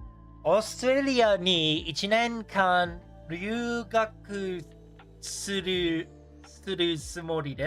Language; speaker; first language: Japanese; non-native, learner; English